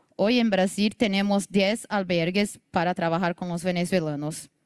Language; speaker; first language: Spanish; non-native, learner; Portuguese